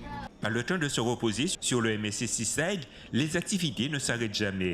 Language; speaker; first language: French; native; French